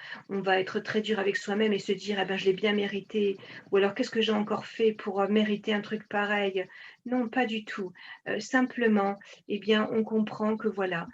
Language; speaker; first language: French; native; French